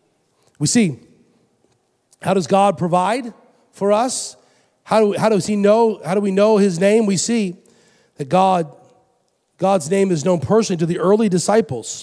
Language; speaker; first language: English; native; English